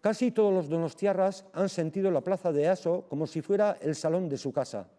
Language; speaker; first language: Spanish; non-native, local second language; Basque